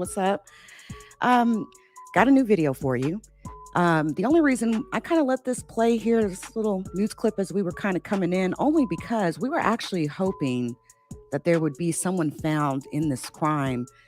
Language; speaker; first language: English; native; English